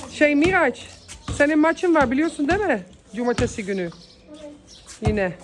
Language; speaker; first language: Turkish; non-native, fluent; Dutch